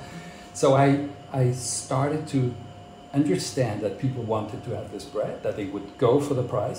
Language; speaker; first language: English; non-native, fluent; Swiss German